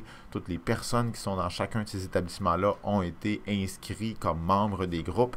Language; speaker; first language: French; native; French